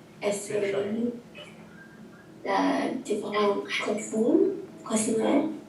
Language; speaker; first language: French; non-native, learner; English